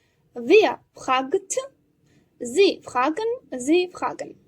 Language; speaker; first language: German; non-native, learner; Georgian